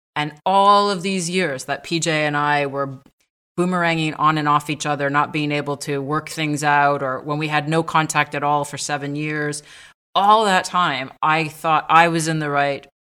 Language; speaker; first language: English; native; English